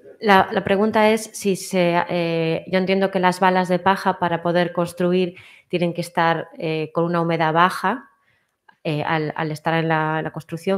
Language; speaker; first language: Spanish; native; Spanish